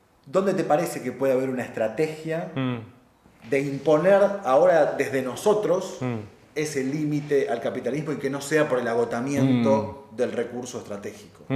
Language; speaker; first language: Spanish; native; Spanish